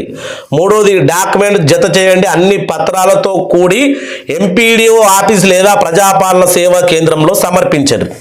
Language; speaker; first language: Telugu; native; Telugu